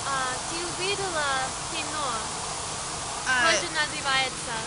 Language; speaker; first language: Russian; non-native, learner; English